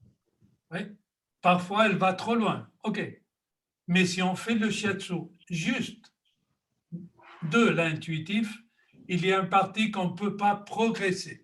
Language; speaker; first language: French; non-native, fluent; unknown